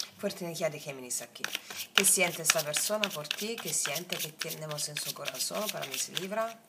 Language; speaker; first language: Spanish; non-native, fluent; Italian